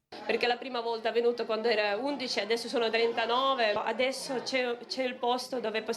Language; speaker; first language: Italian; non-native, learner; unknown